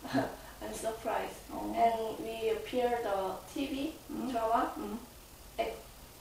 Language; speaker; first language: English; non-native, learner; Korean